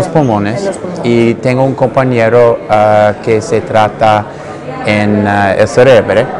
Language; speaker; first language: Spanish; non-native, learner; English